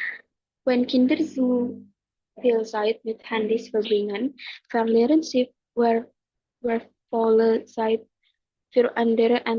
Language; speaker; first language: German; non-native, learner; Indonesian